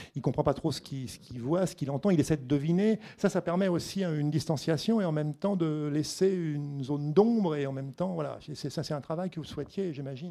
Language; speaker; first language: French; native; French